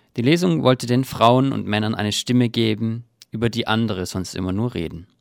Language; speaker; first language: German; native; German